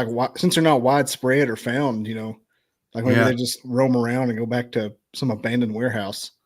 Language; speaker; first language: English; native; English